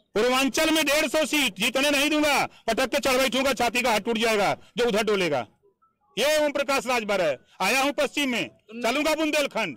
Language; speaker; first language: Hindi; native; Hindi